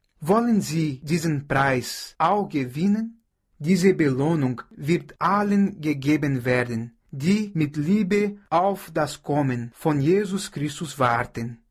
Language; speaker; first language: German; non-native, fluent; Portuguese